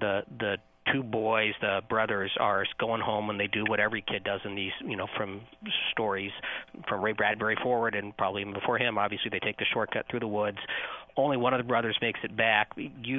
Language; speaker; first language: English; native; English